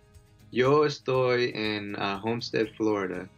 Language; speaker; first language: Spanish; early bilingual, heritage; Spanish